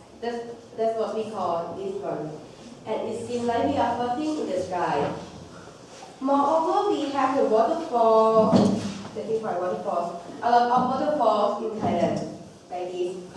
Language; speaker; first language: English; non-native, local second language; Thai